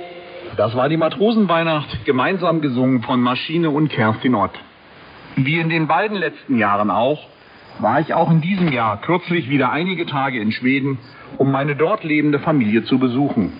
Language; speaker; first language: German; native; German